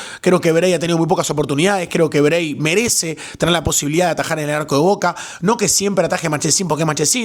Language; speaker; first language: Spanish; native; Spanish